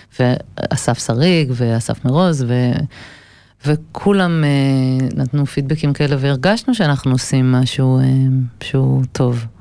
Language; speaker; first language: Hebrew; early bilingual, other home language; English